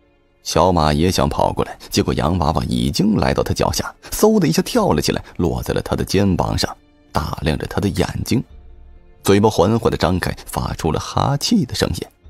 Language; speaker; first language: Chinese; native; Chinese